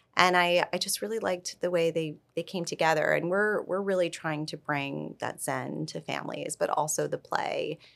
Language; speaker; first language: English; native; English